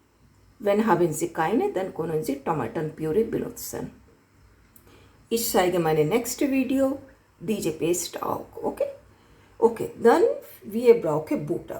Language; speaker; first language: German; non-native, learner; Hindi